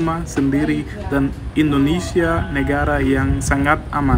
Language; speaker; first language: Indonesian; non-native, fluent; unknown